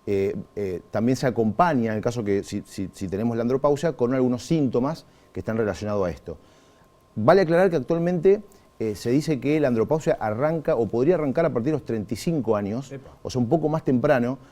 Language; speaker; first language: Spanish; native; Spanish